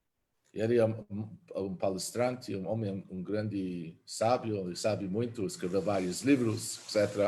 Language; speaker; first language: Portuguese; non-native, fluent; Hebrew